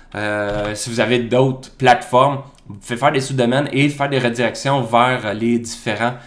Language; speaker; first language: French; native; French